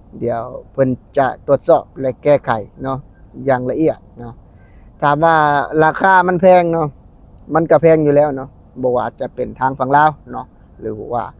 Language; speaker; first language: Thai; non-native, local second language; Lao